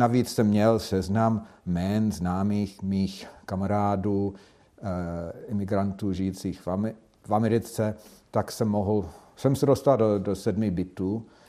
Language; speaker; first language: Czech; non-native, fluent; English